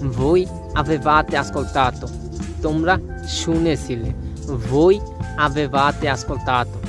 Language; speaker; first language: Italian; non-native, learner; Bangla